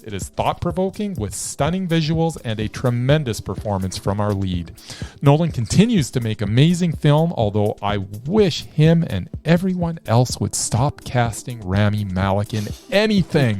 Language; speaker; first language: English; native; English